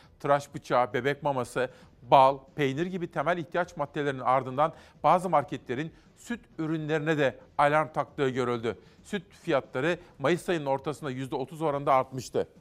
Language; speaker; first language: Turkish; native; Turkish